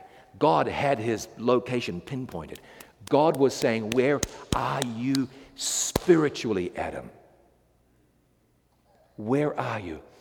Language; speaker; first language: English; native; English